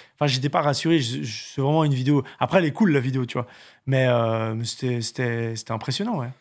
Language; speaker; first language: French; native; French